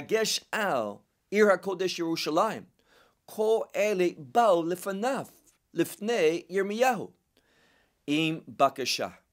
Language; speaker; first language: Hebrew; non-native, fluent; English